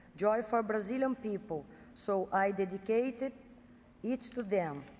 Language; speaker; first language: English; non-native, fluent; Portuguese